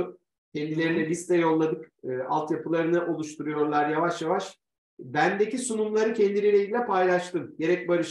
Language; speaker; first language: Turkish; native; Turkish